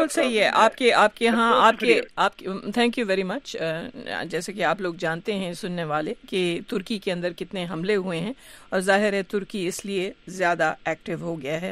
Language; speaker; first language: Urdu; native; Urdu